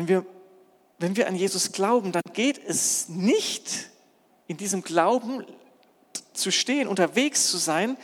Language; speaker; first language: German; native; German